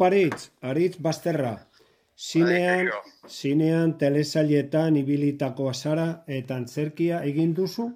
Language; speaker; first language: Basque; native; Basque